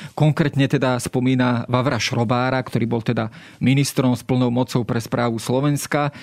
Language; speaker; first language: Slovak; native; Slovak